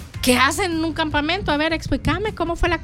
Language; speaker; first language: Spanish; native; Spanish